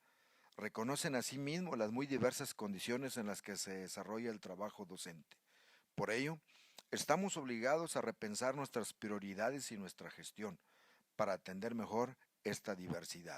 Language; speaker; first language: Spanish; native; Spanish